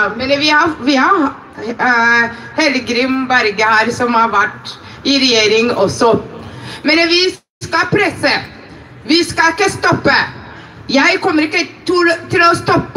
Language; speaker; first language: Norwegian; non-native, fluent; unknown